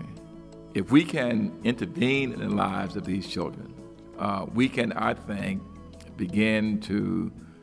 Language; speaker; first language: English; native; English